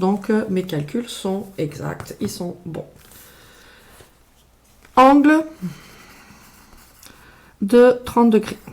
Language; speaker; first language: French; native; French